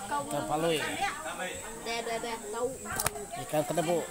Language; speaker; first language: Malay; non-native, local second language; Iban